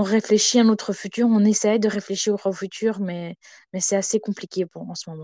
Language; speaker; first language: French; non-native, fluent; Ukrainian